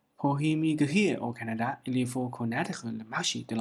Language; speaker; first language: French; non-native, learner; Chinese